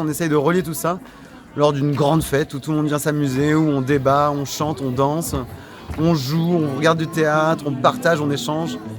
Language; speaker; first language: French; native; French